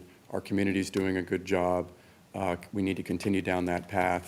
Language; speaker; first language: English; native; English